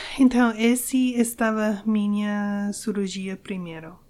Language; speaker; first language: Portuguese; non-native, learner; English